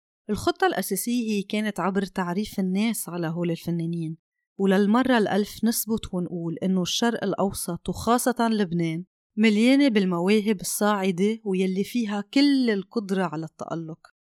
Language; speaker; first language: Arabic; non-native, local second language; Armenian